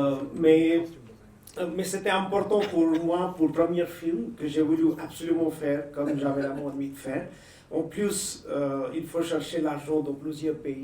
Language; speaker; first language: French; non-native, fluent; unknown